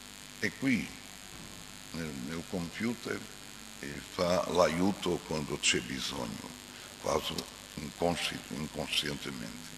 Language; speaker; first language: Italian; non-native, fluent; Portuguese